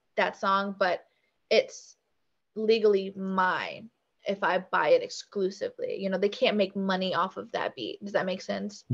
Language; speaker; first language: English; native; English